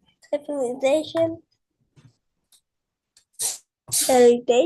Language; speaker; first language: English; non-native, learner; Indonesian